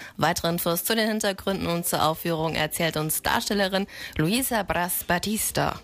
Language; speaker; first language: German; native; German